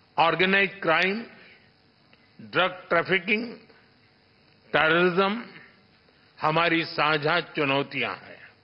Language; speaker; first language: Hindi; non-native, local second language; Gujarati